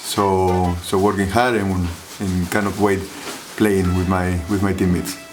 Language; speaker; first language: English; non-native, learner; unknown